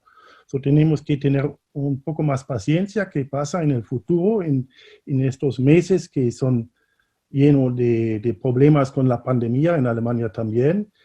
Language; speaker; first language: Spanish; non-native, fluent; German